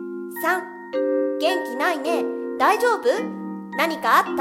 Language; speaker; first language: Japanese; native; Japanese